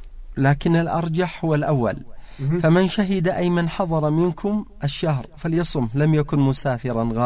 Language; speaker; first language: Arabic; native; Arabic